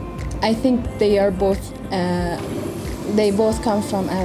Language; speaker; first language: English; non-native, fluent; Persian